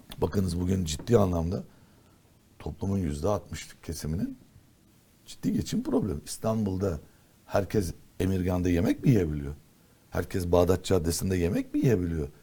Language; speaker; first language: Turkish; non-native, local second language; Kurdish